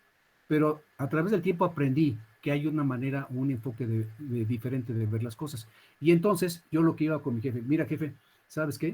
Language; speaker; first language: Spanish; native; Spanish